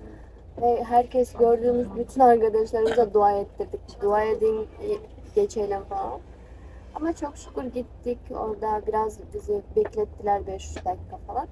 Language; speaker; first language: Turkish; non-native, fluent; Kyrgyz